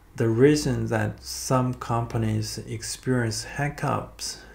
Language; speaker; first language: English; non-native, fluent; Chinese